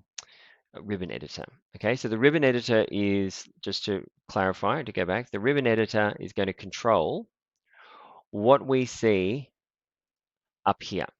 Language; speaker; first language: English; native; English